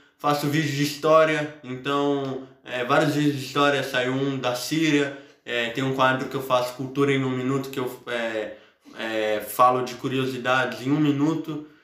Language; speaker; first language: Portuguese; native; Portuguese